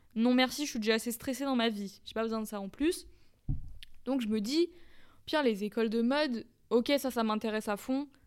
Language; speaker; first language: French; native; French